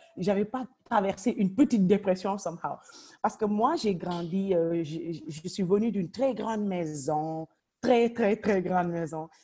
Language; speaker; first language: French; non-native, local second language; Wolof